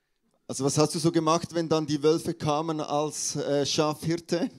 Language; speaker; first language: German; native; German